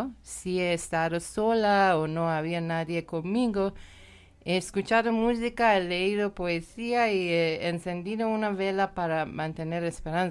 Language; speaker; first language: Spanish; non-native, learner; Persian